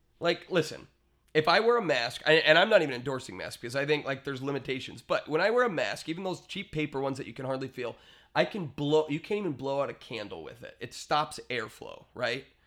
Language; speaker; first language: English; native; English